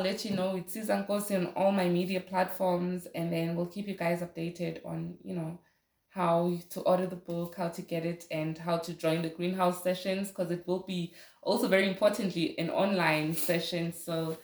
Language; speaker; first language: English; non-native, local second language; Zulu